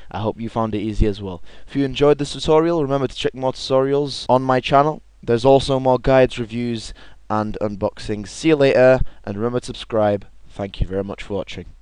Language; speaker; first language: English; native; English